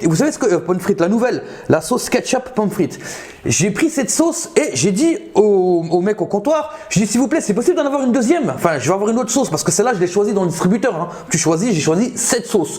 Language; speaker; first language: French; native; French